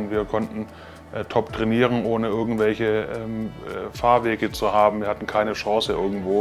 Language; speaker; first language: German; native; German